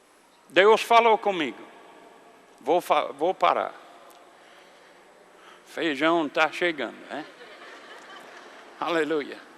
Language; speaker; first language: Portuguese; non-native, fluent; English